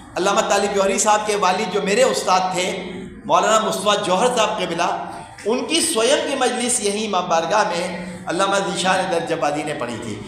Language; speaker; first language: Urdu; native; Urdu